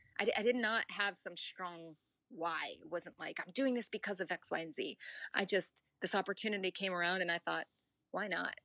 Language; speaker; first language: English; native; English